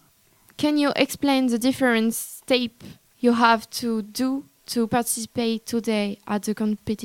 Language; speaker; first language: English; non-native, learner; French